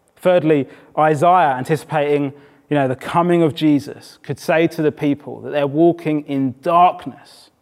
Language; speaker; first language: English; native; English